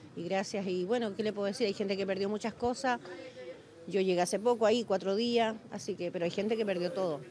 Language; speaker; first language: Spanish; native; Spanish